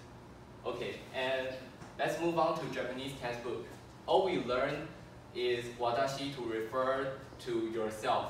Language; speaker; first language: English; non-native, fluent; Chinese